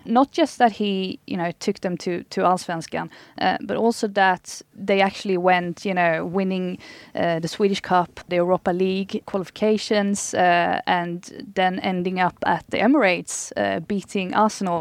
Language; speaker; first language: English; non-native, fluent; Swedish